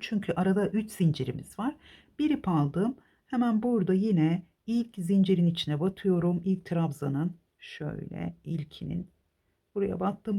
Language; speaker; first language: Turkish; native; Turkish